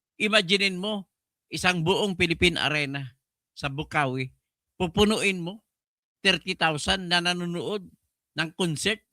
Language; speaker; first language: Filipino; non-native, local second language; Cebuano